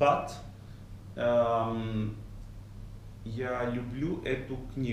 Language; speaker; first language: Russian; non-native, learner; Greek